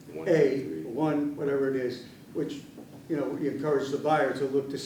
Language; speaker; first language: English; native; English